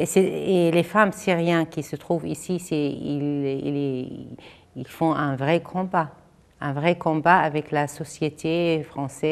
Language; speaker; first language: French; non-native, fluent; Arabic